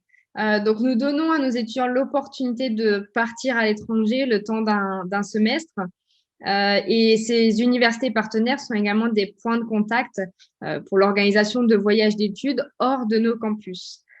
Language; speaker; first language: French; native; French